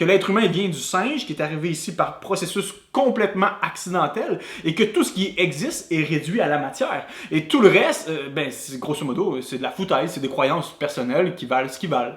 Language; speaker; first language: French; native; French